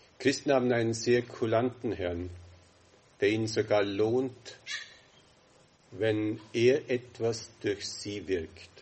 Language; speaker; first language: German; native; German